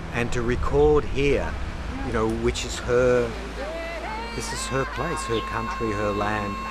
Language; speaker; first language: English; native; English